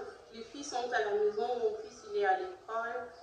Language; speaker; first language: French; non-native, local second language; Lingala